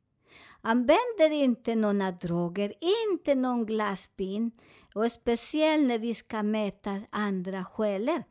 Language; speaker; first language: Swedish; non-native, learner; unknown